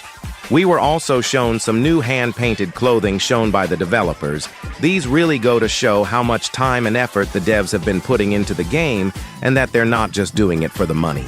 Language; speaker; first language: English; native; English